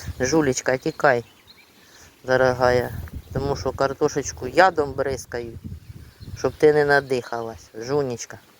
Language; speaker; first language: Ukrainian; native; Ukrainian